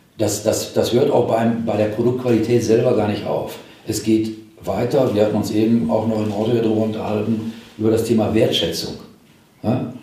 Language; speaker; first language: German; native; German